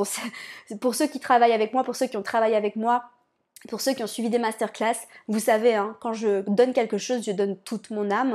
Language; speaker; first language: French; native; French